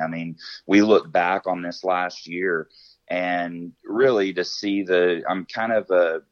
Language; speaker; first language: English; native; English